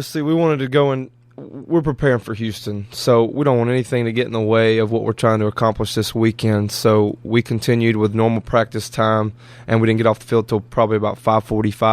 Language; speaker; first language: English; native; English